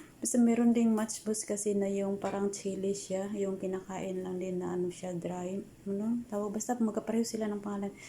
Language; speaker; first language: Filipino; non-native, local second language; Cebuano